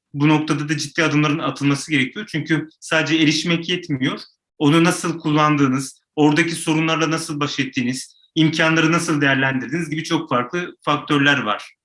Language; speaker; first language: Turkish; native; Turkish